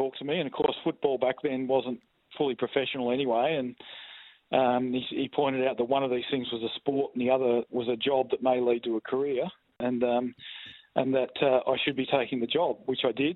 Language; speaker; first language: English; native; English